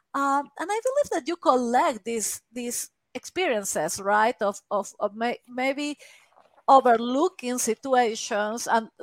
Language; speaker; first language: English; non-native, fluent; Spanish